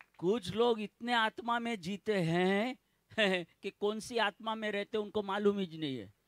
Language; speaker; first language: Hindi; non-native, local second language; Gujarati